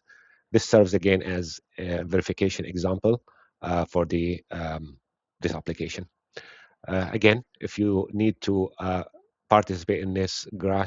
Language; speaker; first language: English; non-native, fluent; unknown